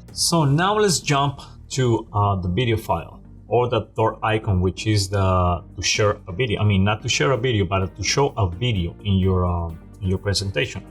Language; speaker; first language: English; non-native, fluent; Spanish